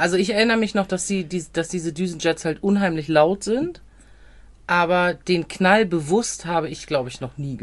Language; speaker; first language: German; native; German